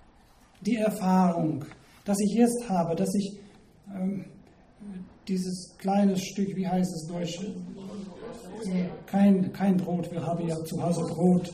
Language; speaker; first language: German; non-native, fluent; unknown